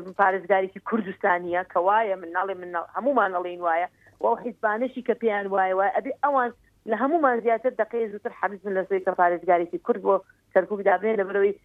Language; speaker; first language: Central Kurdish; native; Central Kurdish